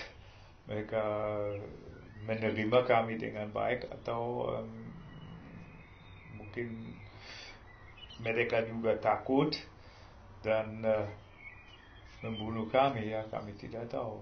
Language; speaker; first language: Indonesian; non-native, fluent; German